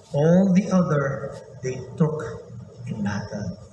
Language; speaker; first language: English; non-native, local second language; Filipino